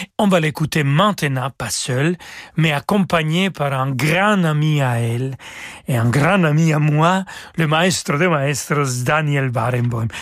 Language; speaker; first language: French; non-native, fluent; Spanish